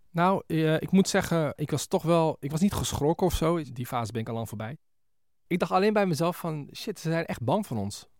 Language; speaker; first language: Dutch; early bilingual, other home language; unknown